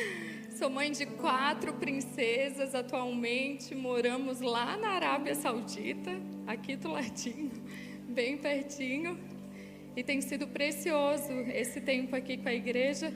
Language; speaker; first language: Portuguese; native; Portuguese